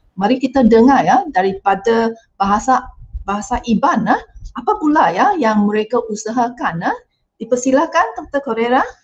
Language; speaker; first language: Malay; non-native, local second language; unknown